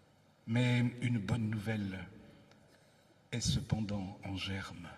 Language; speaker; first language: French; native; French